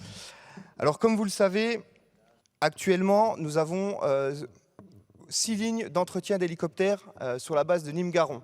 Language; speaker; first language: French; native; French